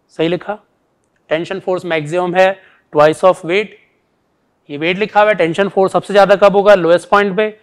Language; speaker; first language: Hindi; native; Hindi